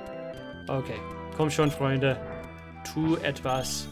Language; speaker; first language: German; non-native, learner; English